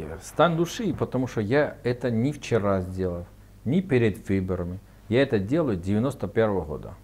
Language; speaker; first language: Ukrainian; non-native, learner; Armenian